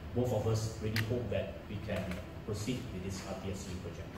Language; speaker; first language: English; non-native, local second language; Chinese